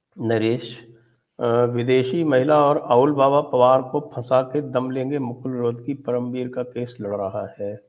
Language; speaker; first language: Hindi; native; Hindi